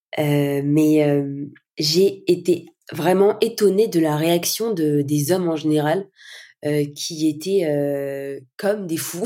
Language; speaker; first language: French; native; French